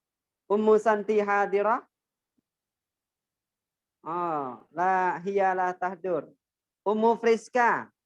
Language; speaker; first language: Arabic; non-native, learner; Indonesian